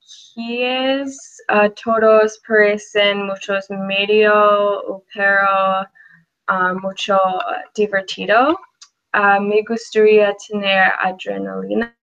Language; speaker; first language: Spanish; non-native, learner; English